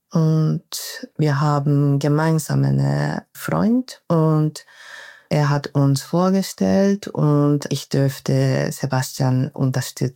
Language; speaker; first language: German; non-native, fluent; Japanese